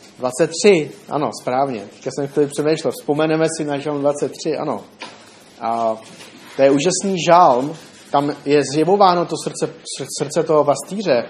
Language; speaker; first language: Czech; native; Czech